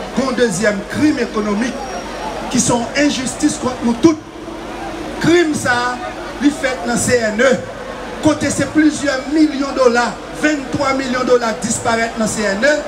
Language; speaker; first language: French; non-native, local second language; Haitian Creole